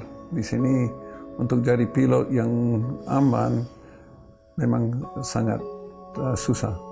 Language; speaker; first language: Indonesian; non-native, fluent; English